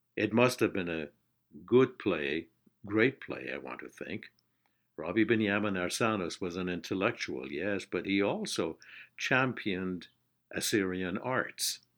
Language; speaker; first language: English; non-native, fluent; Persian